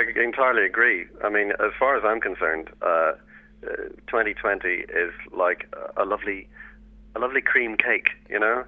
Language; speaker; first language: English; native; English